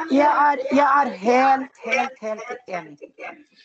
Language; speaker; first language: Norwegian; non-native, fluent; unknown